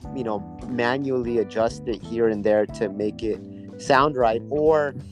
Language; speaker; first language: English; native; English